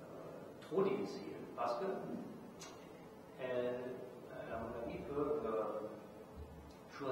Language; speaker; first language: French; non-native, fluent; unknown